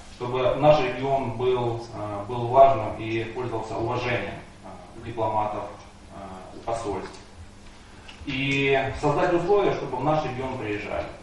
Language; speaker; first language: Russian; native; Russian